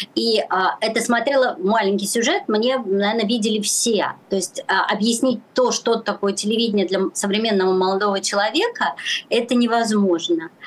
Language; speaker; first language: Russian; native; Russian